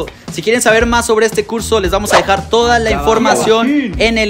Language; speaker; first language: Spanish; native; Spanish